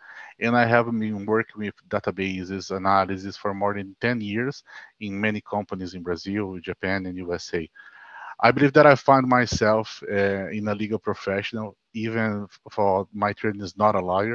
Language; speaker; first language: English; non-native, fluent; Portuguese